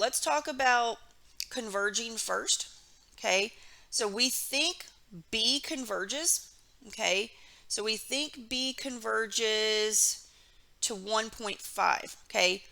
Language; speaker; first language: English; native; English